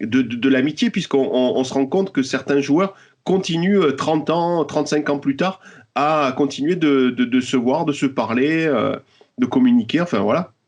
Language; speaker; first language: French; native; French